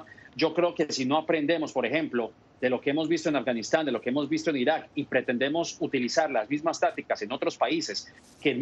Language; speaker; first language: Spanish; native; Spanish